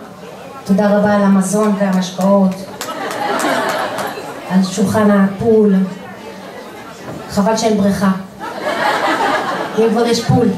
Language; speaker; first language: Hebrew; native; Hebrew